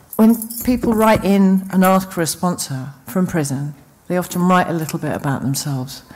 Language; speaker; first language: English; native; English